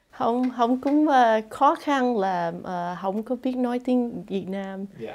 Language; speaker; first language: Vietnamese; early bilingual, heritage; Vietnamese